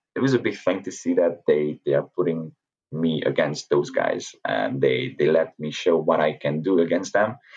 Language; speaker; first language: English; non-native, fluent; Hungarian